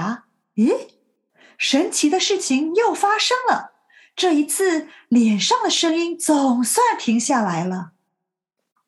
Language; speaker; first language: Chinese; native; Chinese